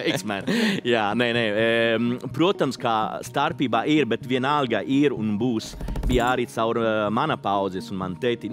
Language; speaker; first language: Latvian; non-native, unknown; Italian